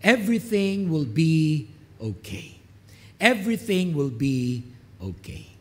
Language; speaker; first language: English; non-native, local second language; Filipino